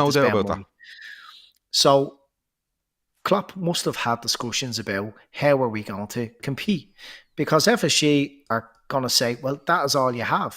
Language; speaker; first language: English; native; English